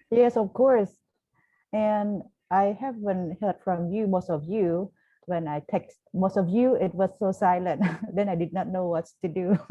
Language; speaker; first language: English; non-native, fluent; Khmer